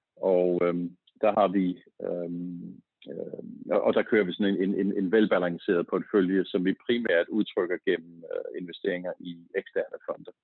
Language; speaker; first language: Danish; native; Danish